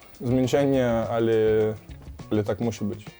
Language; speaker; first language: Polish; non-native, fluent; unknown